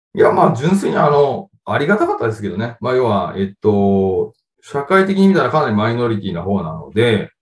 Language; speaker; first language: Japanese; native; Japanese